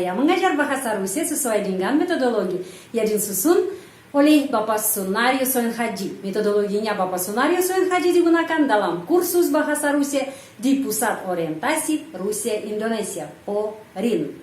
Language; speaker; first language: Indonesian; non-native, fluent; Russian